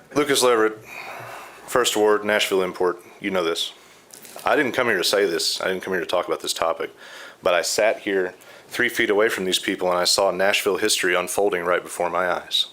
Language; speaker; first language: English; native; English